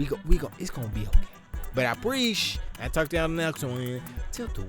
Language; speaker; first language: English; native; English